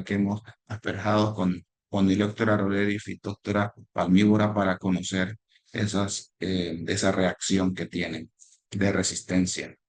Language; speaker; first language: Spanish; native; Spanish